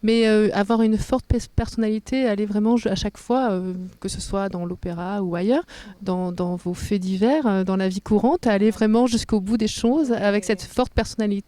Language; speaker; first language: French; native; French